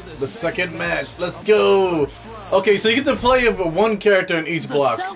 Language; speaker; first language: English; native; English